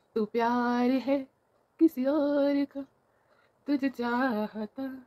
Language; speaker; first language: Hindi; non-native, local second language; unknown